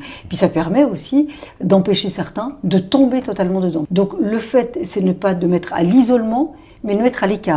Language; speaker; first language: French; native; French